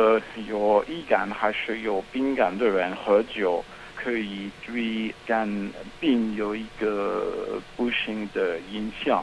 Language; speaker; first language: Chinese; non-native, fluent; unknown